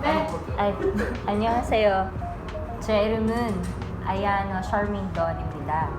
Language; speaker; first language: Korean; non-native, learner; Filipino